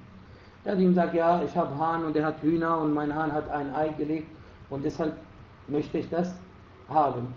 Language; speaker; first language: German; non-native, fluent; Arabic